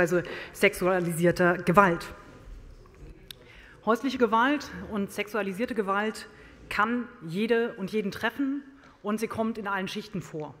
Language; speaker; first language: German; native; German